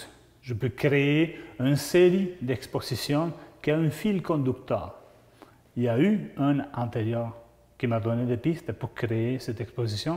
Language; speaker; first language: French; non-native, fluent; Spanish